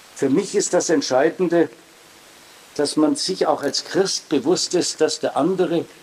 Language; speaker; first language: German; native; German